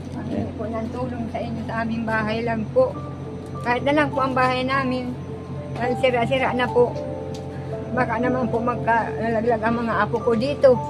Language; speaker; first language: Filipino; non-native, local second language; Bikol